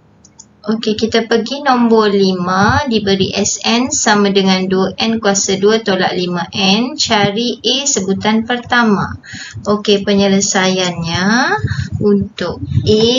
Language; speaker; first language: Malay; native; Malay